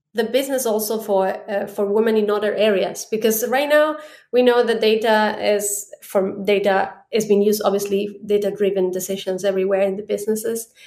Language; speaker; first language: English; non-native, fluent; Spanish